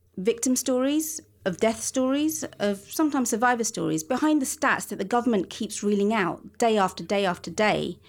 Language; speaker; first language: English; native; English